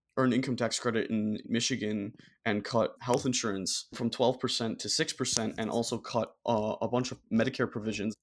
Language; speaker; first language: English; non-native, fluent; German